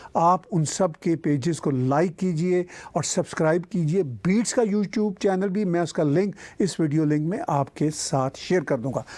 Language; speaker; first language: Urdu; non-native, local second language; Punjabi